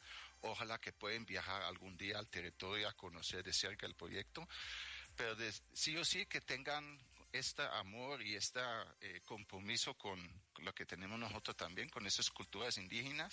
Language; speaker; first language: Spanish; native; Spanish